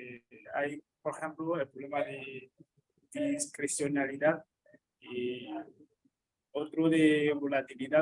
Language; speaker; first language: Spanish; non-native, local second language; French